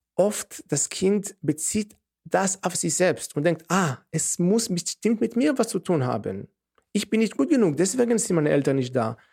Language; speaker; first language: German; non-native, fluent; Hebrew